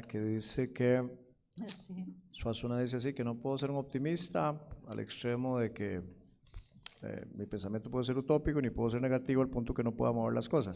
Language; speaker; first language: Spanish; native; Spanish